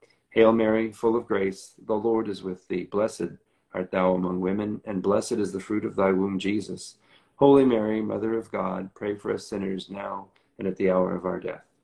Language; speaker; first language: English; native; English